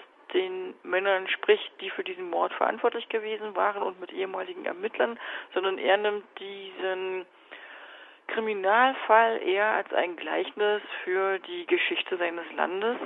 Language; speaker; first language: German; native; German